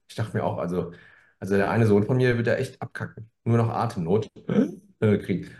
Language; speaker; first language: German; early bilingual, other home language; Korean